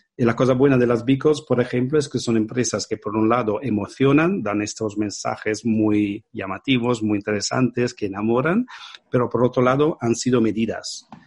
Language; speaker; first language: Spanish; non-native, fluent; Italian